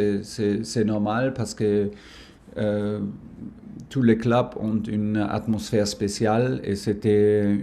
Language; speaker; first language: French; non-native, learner; German